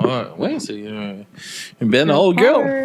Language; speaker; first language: French; native; French